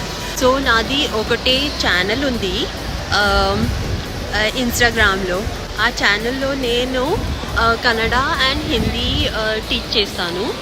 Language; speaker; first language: Telugu; non-native, learner; Kannada